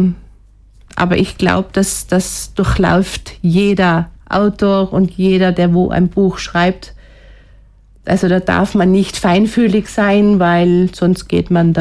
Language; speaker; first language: German; native; German